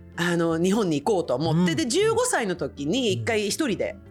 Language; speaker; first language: Japanese; non-native, fluent; Swedish